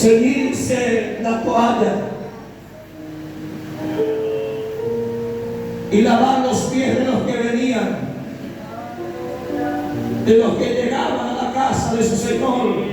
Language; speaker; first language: Spanish; native; Spanish